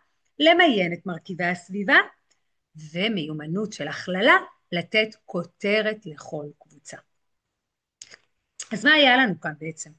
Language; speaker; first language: Hebrew; native; Hebrew